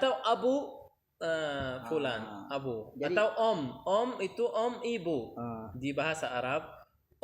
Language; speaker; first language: Indonesian; non-native, learner; Arabic